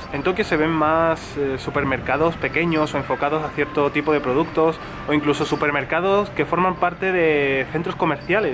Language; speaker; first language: Spanish; native; Spanish